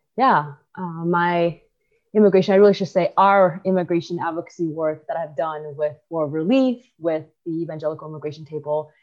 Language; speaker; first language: English; early bilingual, other home language; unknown